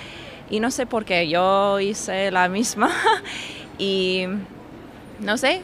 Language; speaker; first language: Spanish; non-native, learner; English